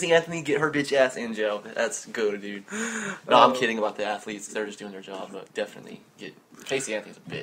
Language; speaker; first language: English; native; English